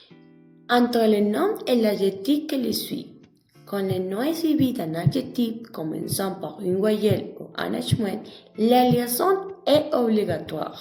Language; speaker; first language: French; non-native, learner; Spanish